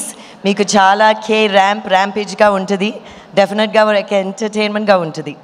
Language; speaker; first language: Telugu; non-native, fluent; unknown